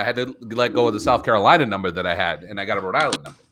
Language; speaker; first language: English; native; English